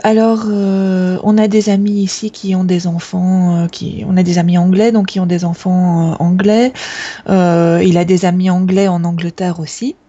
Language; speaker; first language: French; native; French